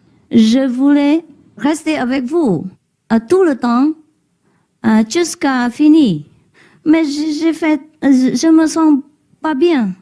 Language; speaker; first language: French; non-native, learner; Vietnamese